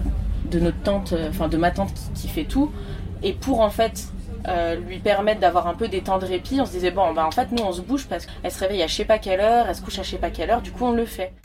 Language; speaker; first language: French; native; French